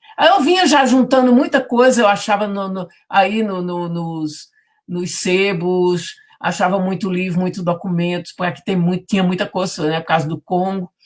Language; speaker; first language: Portuguese; native; Portuguese